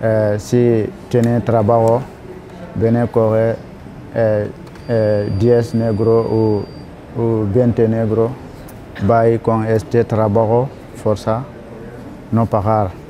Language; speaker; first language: Spanish; non-native, learner; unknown